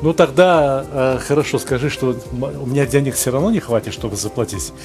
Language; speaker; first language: Russian; native; Russian